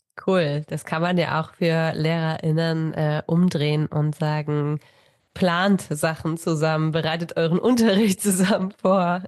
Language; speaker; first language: German; native; German